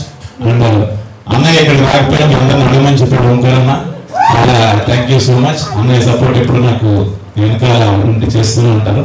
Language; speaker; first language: Telugu; native; Telugu